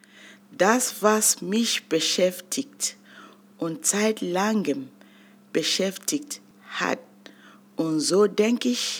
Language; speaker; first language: German; non-native, fluent; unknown